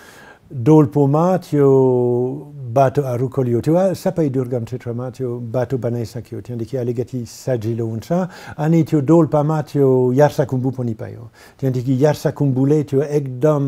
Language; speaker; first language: Nepali; non-native, learner; French